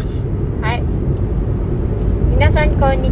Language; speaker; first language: Japanese; non-native, fluent; Filipino